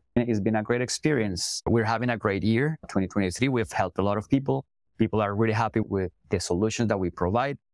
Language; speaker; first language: English; non-native, fluent; Spanish